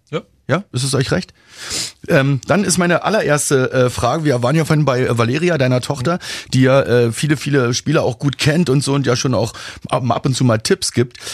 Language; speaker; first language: German; native; German